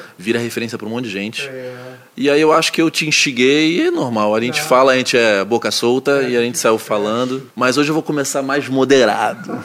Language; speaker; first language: Portuguese; native; Portuguese